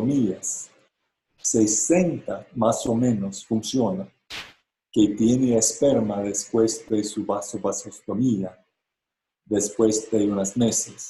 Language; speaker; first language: Spanish; non-native, fluent; English